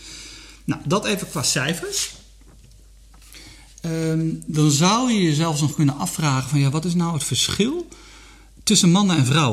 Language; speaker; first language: Dutch; native; Dutch